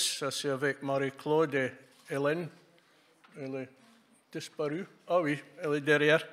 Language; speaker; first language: French; non-native, fluent; English